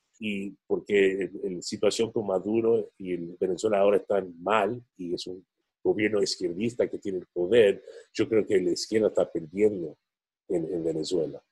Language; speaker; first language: Spanish; non-native, fluent; English